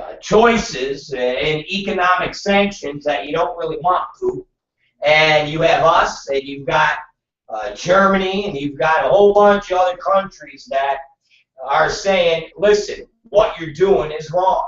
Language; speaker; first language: English; native; English